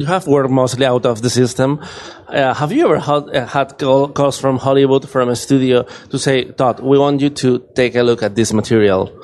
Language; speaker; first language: English; non-native, fluent; Spanish